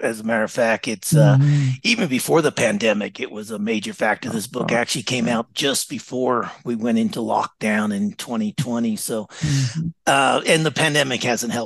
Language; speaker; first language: English; native; English